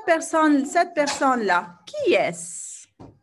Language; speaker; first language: French; non-native, fluent; Arabic